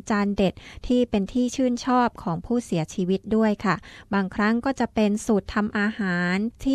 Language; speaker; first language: Thai; native; Thai